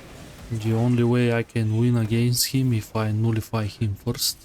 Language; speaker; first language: English; non-native, fluent; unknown